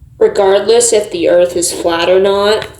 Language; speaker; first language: English; native; English